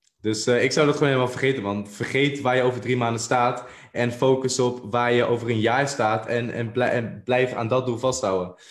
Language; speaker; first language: Dutch; native; Dutch